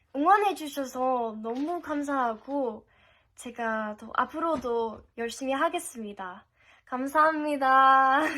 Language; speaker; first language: Korean; non-native, fluent; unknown